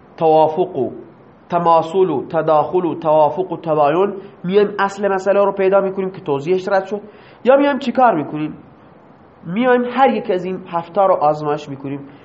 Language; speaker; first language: Persian; non-native, local second language; Baluchi